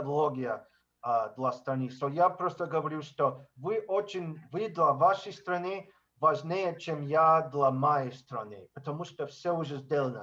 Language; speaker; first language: Russian; non-native, learner; English